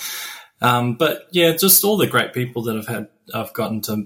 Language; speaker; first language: English; native; English